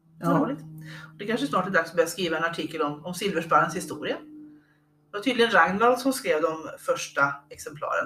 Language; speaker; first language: Swedish; native; Swedish